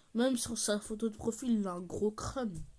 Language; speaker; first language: French; native; French